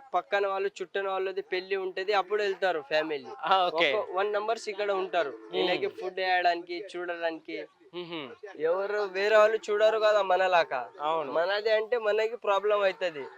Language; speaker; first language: Telugu; non-native, local second language; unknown